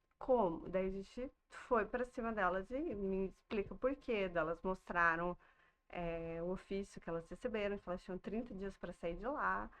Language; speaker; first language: Portuguese; early bilingual, heritage; Portuguese